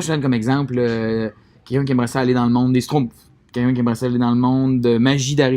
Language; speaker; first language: French; native; French